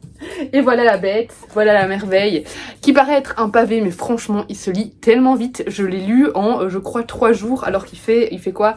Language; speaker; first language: French; native; French